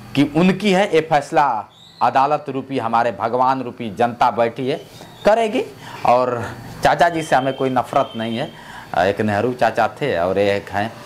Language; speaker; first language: Hindi; native; Hindi